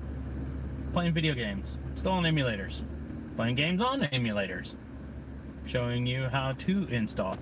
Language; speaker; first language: English; native; English